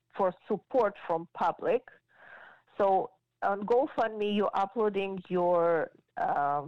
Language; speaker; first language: English; non-native, fluent; Georgian